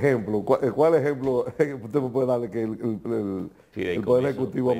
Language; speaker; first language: Spanish; native; Spanish